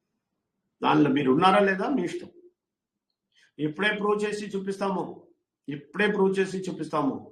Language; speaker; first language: Telugu; non-native, learner; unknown